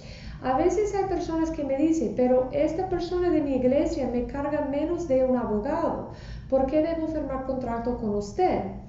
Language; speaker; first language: Spanish; non-native, fluent; English